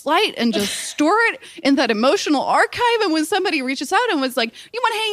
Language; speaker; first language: English; non-native, fluent; Swedish